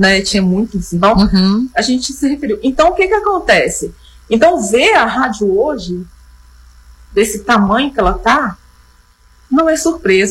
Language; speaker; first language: Portuguese; native; Portuguese